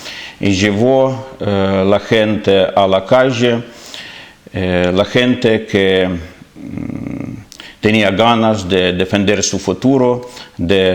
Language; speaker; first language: Spanish; non-native, fluent; Ukrainian